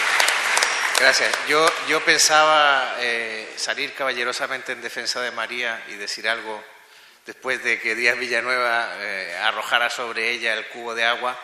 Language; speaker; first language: Spanish; native; Spanish